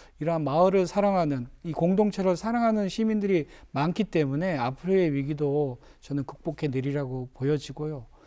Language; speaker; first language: Korean; native; Korean